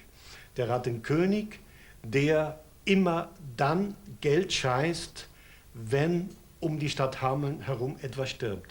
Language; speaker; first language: German; native; German